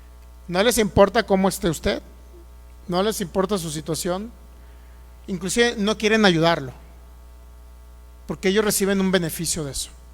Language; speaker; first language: Spanish; native; Spanish